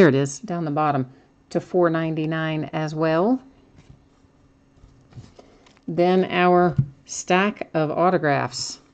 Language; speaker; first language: English; native; English